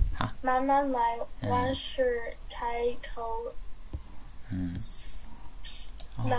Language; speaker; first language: Chinese; non-native, learner; English